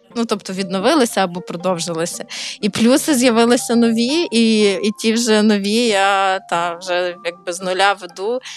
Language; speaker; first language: Ukrainian; native; Ukrainian